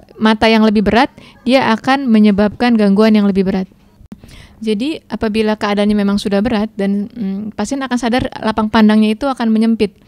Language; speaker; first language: Indonesian; native; Indonesian